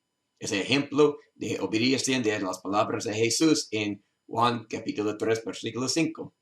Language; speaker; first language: Spanish; non-native, learner; English